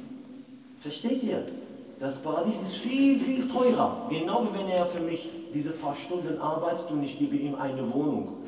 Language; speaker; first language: German; non-native, fluent; Arabic